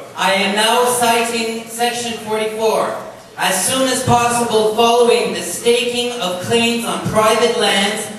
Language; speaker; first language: English; non-native, local second language; French